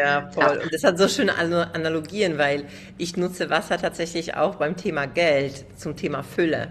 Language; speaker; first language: German; native; German